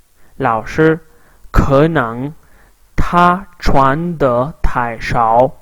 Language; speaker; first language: Chinese; non-native, fluent; Urdu